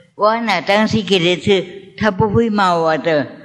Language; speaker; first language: Chinese; non-native, learner; Min Nan Chinese